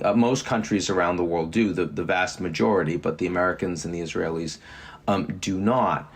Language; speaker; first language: English; native; English